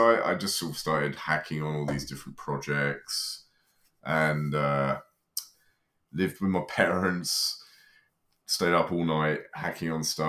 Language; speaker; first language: English; native; English